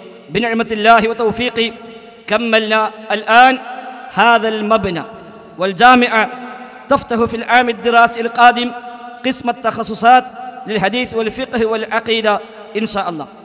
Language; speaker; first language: Arabic; non-native, fluent; Malayalam